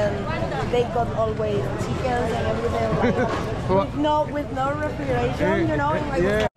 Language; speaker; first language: English; non-native, learner; Spanish